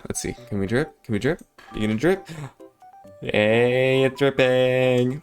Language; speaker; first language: English; native; English